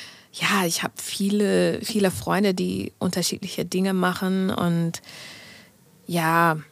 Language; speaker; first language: German; non-native, fluent; English